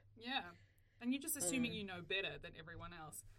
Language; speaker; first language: English; native; English